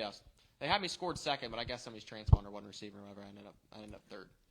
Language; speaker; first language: English; native; English